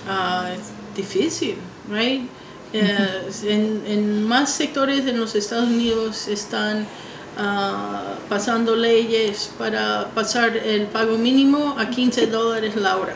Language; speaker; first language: Spanish; non-native, fluent; English